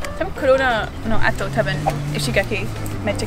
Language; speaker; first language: Japanese; non-native, learner; English